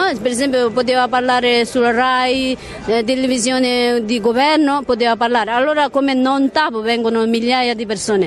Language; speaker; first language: Italian; non-native, learner; Tibetan